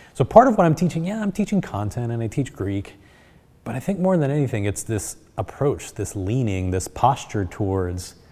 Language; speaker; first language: English; early bilingual, other home language; Spanish